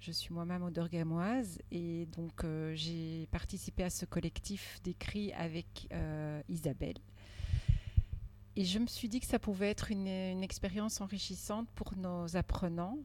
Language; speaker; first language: French; native; French